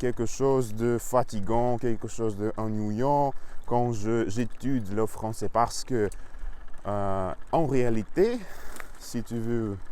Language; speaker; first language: French; non-native, learner; Russian